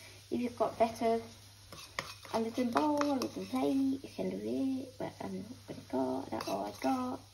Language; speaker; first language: English; non-native, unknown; Thai